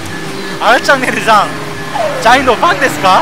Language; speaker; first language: Japanese; non-native, learner; Korean